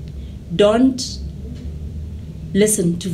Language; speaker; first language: English; non-native, local second language; Tswana